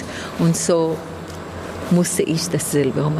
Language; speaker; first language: German; non-native, fluent; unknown